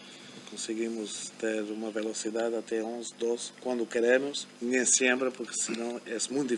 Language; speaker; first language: Portuguese; non-native, fluent; German